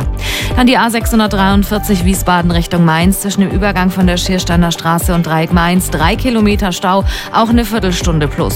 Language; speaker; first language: German; native; German